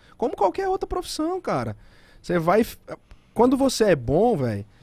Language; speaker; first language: Portuguese; native; Portuguese